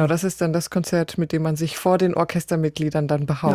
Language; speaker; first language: German; native; German